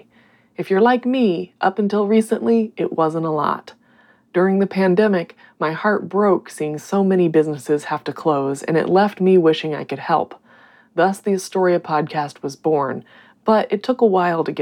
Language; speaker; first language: English; native; English